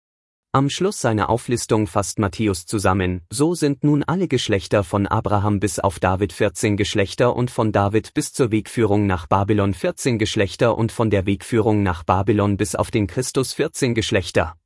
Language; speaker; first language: German; native; German